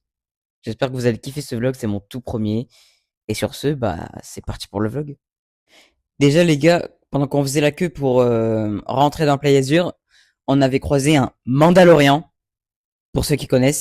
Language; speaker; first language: French; native; French